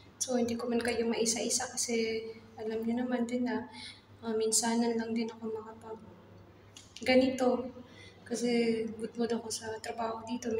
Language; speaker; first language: Filipino; non-native, local second language; Cebuano